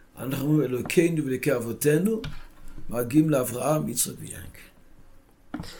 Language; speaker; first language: Hebrew; non-native, local second language; Yiddish